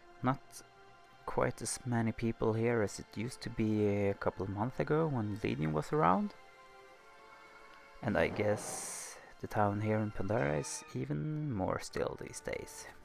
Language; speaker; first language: English; non-native, fluent; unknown